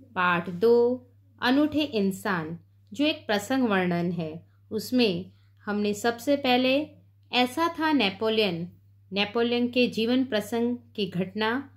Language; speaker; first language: Hindi; non-native, local second language; Gujarati